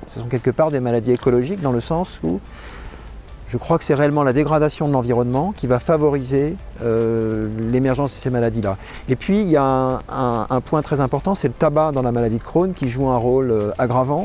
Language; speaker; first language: French; native; French